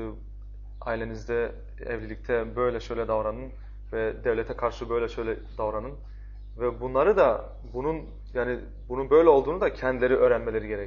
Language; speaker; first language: Turkish; non-native, fluent; German